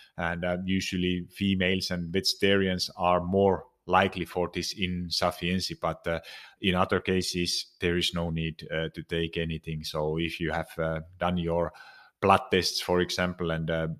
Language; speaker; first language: English; non-native, fluent; Finnish